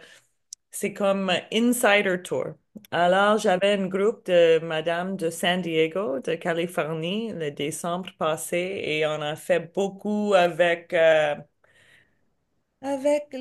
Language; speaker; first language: French; non-native, learner; English